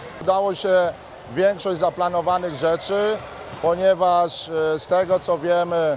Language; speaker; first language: Polish; native; Polish